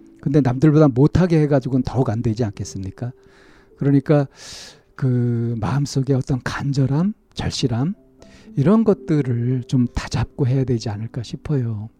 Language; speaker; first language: Korean; native; Korean